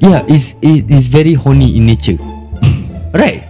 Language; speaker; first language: English; non-native, local second language; Malay